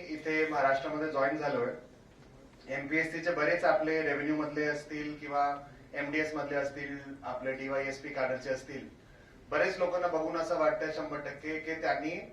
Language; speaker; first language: Marathi; non-native, local second language; Hindi